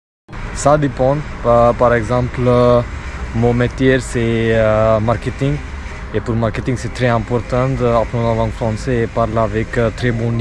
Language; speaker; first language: French; non-native, learner; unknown